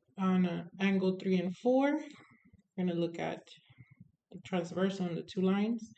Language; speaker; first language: English; native; English